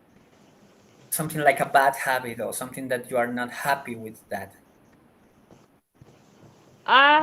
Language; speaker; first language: English; non-native, fluent; Spanish